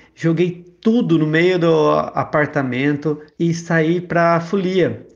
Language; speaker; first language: Portuguese; native; Portuguese